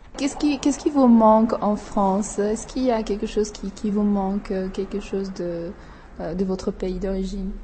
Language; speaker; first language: French; non-native, fluent; Czech